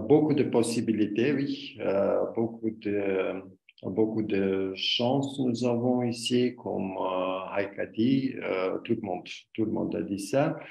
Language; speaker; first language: French; non-native, learner; Armenian